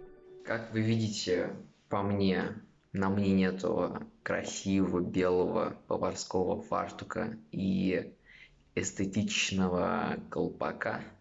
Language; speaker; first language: Russian; native; Russian